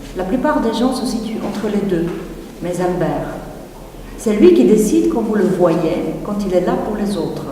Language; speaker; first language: French; non-native, fluent; Czech